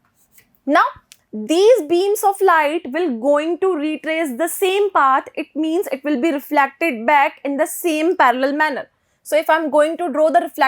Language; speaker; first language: English; non-native, local second language; Hindi